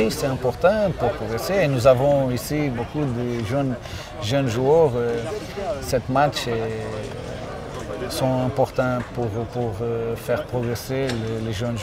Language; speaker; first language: French; non-native, learner; Portuguese